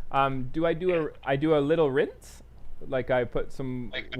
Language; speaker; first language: English; native; English